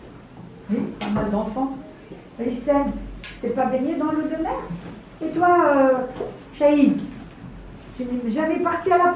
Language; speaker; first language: French; non-native, local second language; Arabic